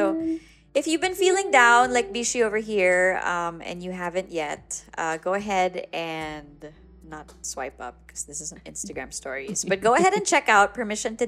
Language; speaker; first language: English; non-native, local second language; Filipino